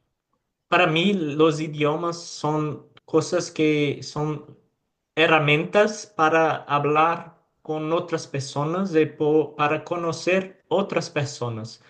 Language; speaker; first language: Spanish; non-native, fluent; Portuguese